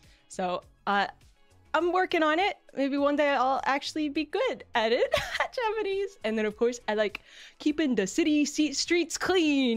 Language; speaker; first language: English; native; English